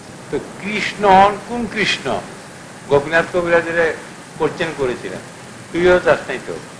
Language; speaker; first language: Bangla; native; Bangla